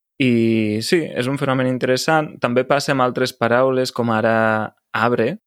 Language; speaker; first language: Catalan; native; Catalan